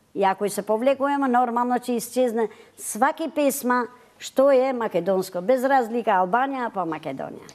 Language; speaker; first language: Macedonian; early bilingual, heritage; Macedonian